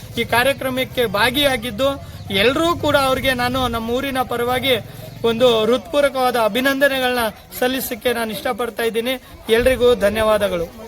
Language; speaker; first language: Kannada; non-native, local second language; Lambadi